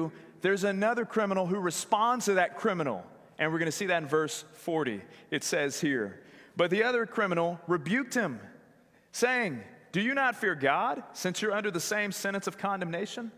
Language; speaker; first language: English; native; English